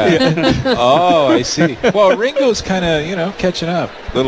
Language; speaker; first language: English; native; English